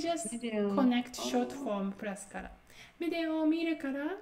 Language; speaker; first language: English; non-native, fluent; Japanese